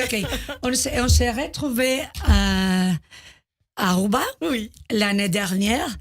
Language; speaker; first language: French; non-native, learner; Spanish